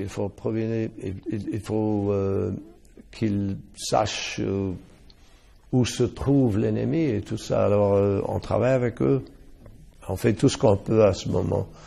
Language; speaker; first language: French; non-native, fluent; English